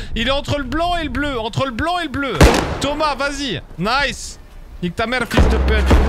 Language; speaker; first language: French; native; French